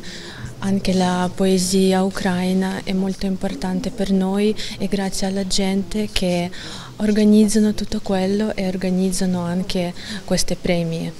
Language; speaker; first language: Italian; non-native, fluent; Ukrainian